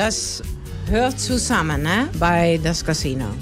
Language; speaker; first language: German; non-native, learner; Dutch